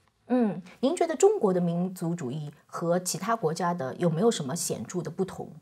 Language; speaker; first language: Chinese; native; Chinese